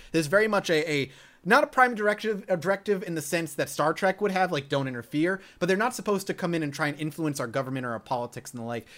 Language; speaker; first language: English; native; English